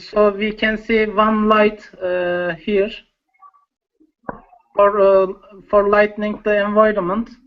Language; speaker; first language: English; non-native, learner; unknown